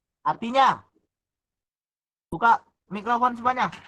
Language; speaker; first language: Indonesian; native; Indonesian